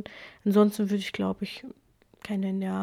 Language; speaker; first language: German; early bilingual, other home language; Kurdish